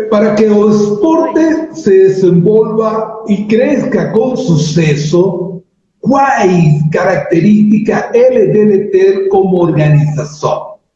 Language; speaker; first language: Portuguese; non-native, learner; Spanish